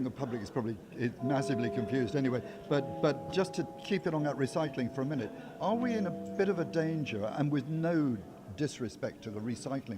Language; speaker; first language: English; native; English